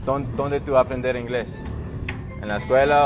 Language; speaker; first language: Spanish; non-native, learner; English